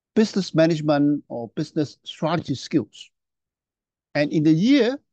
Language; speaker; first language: English; non-native, local second language; Chinese